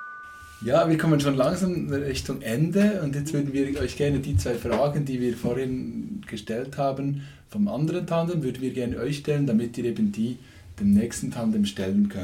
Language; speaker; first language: German; native; German